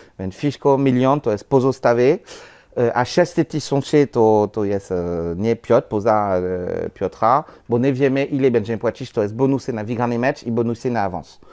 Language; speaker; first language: Polish; non-native, learner; French